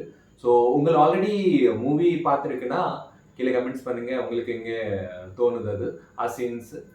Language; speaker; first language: Tamil; non-native, learner; Malayalam